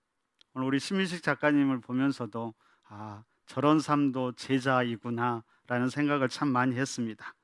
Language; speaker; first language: Korean; native; Korean